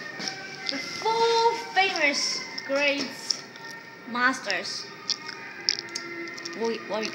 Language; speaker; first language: English; non-native, fluent; Chinese